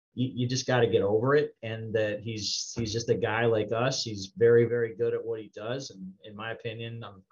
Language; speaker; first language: English; native; English